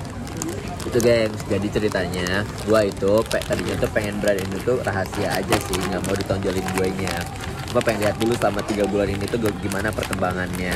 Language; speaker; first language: Indonesian; native; Indonesian